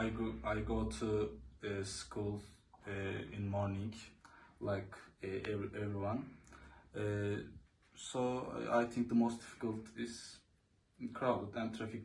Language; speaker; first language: English; non-native, learner; Turkish